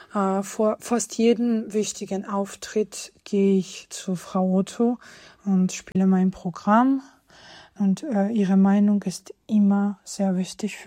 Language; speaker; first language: German; non-native, fluent; Georgian